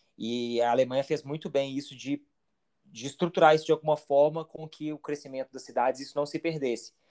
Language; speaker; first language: Portuguese; native; Portuguese